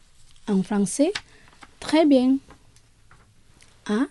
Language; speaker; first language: French; non-native, fluent; Indonesian